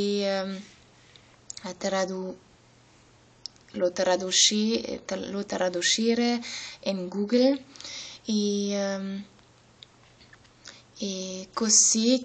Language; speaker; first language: Italian; non-native, learner; German